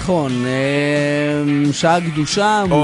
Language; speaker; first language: Hebrew; native; Hebrew